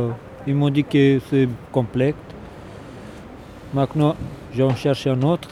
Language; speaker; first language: French; non-native, learner; Romanian